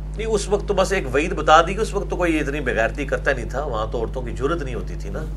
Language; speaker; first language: Urdu; non-native, local second language; Punjabi